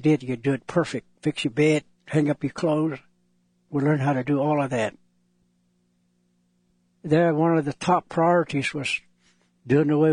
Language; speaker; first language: English; non-native, local second language; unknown